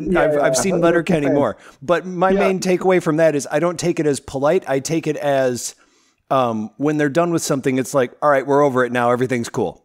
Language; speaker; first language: English; native; English